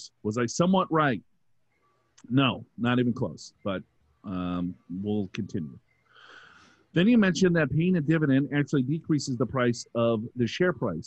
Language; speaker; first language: English; native; English